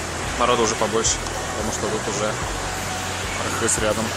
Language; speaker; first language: Russian; native; Russian